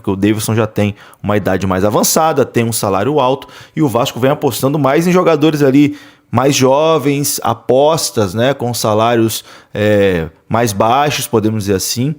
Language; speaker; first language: Portuguese; native; Portuguese